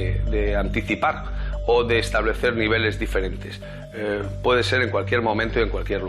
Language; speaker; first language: Spanish; native; Spanish